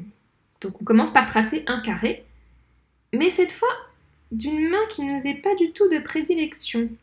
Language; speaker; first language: French; native; French